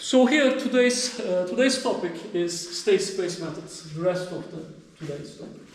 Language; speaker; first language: English; non-native, fluent; Turkish